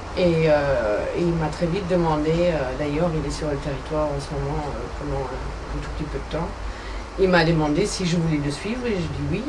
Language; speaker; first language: French; non-native, fluent; German